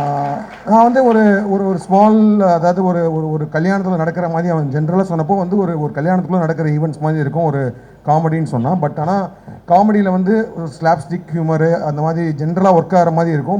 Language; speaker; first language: Tamil; native; Tamil